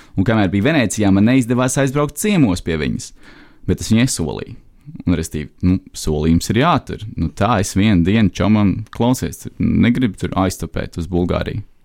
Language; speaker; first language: Latvian; native; Latvian